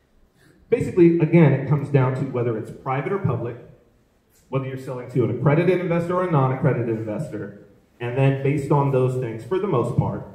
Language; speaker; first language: English; native; English